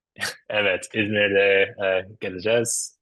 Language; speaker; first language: Turkish; non-native, learner; English